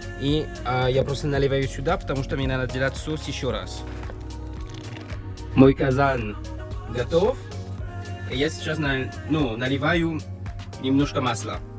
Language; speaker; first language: Russian; non-native, learner; French